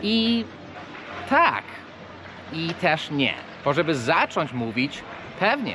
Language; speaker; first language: Polish; early bilingual, heritage; English